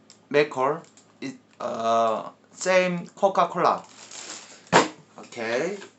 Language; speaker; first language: English; non-native, learner; Korean